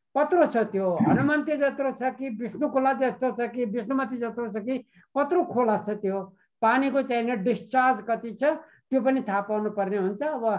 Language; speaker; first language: Nepali; native; Nepali